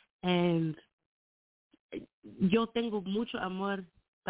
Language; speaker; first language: Spanish; non-native, learner; English